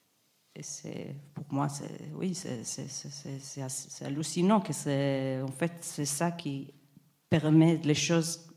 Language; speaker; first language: French; non-native, fluent; Hebrew